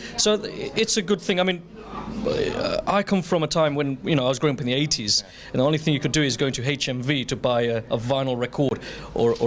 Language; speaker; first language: English; early bilingual, other home language; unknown